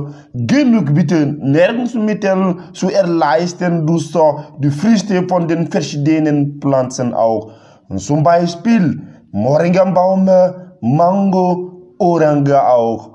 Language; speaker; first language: German; non-native, learner; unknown